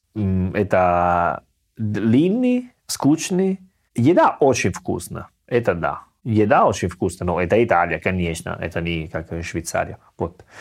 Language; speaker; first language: Russian; non-native, learner; Italian